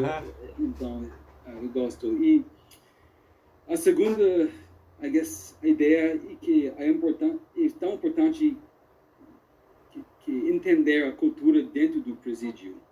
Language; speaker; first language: Portuguese; non-native, fluent; English